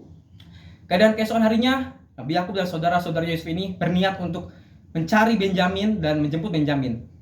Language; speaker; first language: Indonesian; native; Indonesian